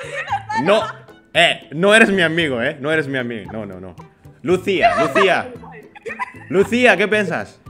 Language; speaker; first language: Spanish; non-native, fluent; Indonesian